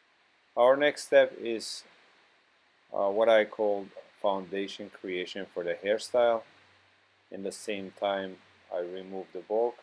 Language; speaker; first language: English; non-native, fluent; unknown